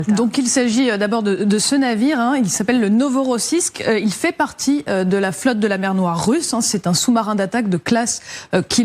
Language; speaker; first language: French; native; French